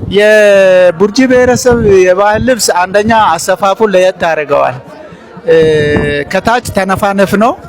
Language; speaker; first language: Amharic; non-native, local second language; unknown